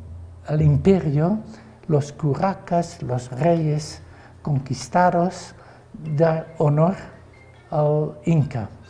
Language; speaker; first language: Spanish; non-native, fluent; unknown